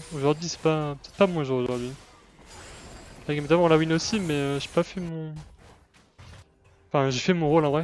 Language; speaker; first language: French; native; French